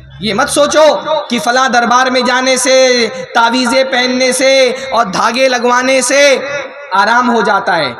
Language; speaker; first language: Urdu; native; Urdu